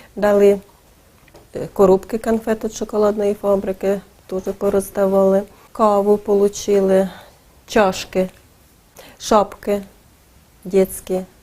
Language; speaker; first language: Ukrainian; native; Ukrainian